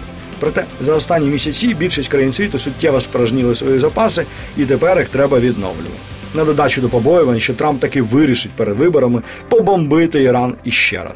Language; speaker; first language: Ukrainian; native; Ukrainian